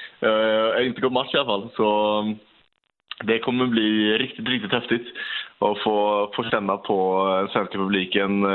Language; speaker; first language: Swedish; native; Swedish